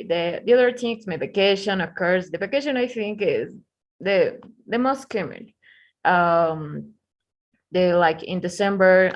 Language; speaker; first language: English; non-native, learner; Spanish